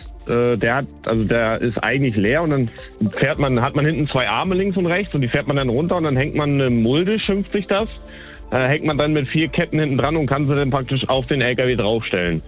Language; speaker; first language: German; native; German